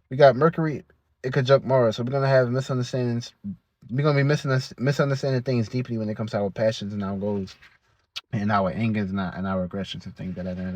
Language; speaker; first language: English; native; English